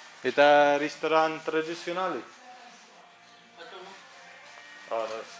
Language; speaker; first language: Russian; non-native, learner; English